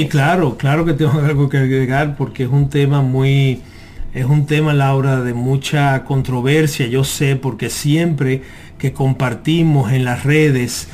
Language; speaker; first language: Spanish; native; Spanish